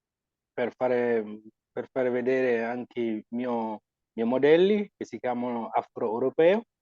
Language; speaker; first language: Italian; non-native, fluent; Wolof